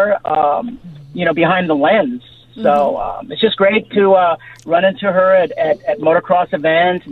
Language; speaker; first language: English; native; English